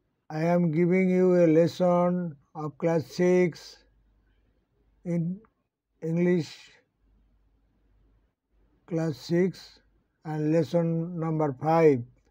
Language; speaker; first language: English; non-native, local second language; Bangla